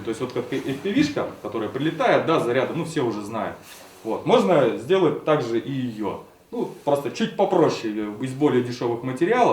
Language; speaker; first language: Russian; native; Russian